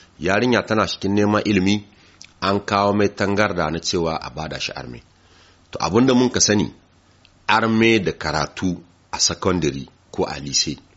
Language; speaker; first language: Hausa; native; Hausa